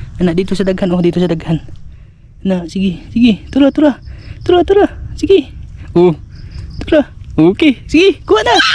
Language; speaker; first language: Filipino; non-native, local second language; Cebuano